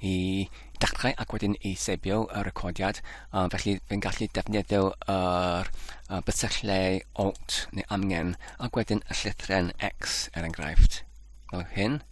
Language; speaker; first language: Welsh; non-native, learner; Polish